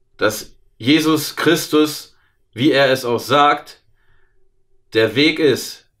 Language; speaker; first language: German; native; German